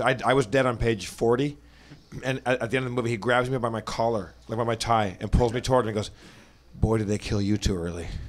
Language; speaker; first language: English; native; English